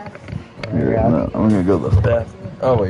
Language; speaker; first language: English; native; English